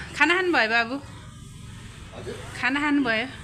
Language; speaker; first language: Nepali; native; Nepali